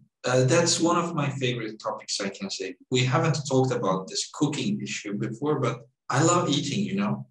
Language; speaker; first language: English; non-native, fluent; Turkish